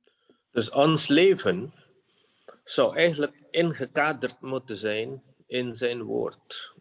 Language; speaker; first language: Dutch; non-native, fluent; Indonesian